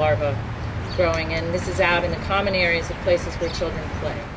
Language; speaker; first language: English; native; English